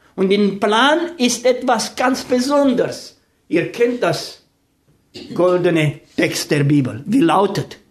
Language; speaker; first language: German; non-native, fluent; Romanian